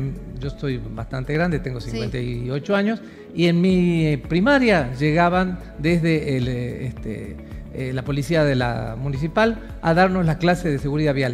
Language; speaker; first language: Spanish; native; Spanish